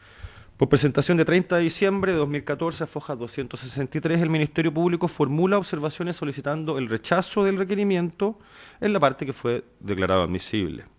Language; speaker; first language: Spanish; native; Spanish